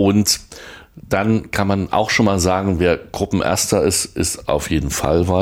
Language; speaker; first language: German; native; German